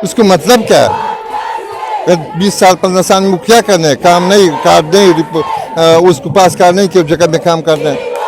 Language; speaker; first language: Hindi; non-native, learner; Persian